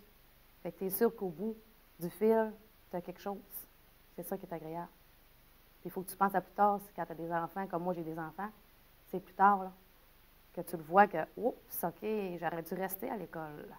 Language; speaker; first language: French; native; French